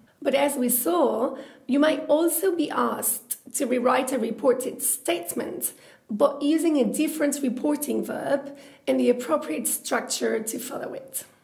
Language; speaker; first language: English; non-native, fluent; Spanish